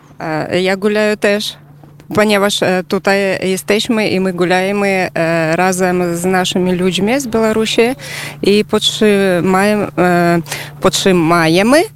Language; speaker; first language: Polish; non-native, learner; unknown